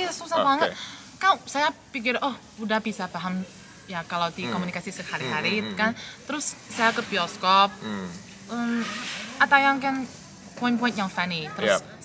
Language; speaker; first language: Indonesian; non-native, fluent; Chinese